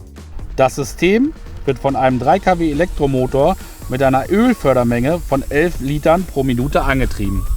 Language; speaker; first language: German; native; German